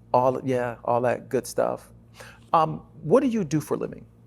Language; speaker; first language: English; native; English